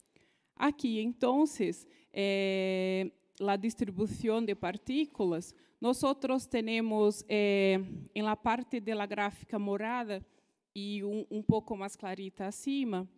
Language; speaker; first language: Spanish; non-native, fluent; Portuguese